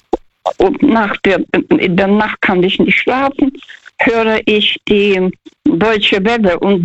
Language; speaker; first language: German; non-native, fluent; Russian